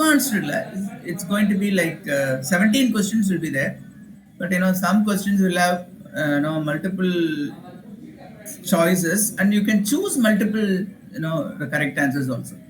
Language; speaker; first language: English; non-native, local second language; Tamil